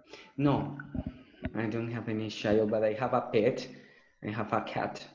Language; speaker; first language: English; non-native, learner; Spanish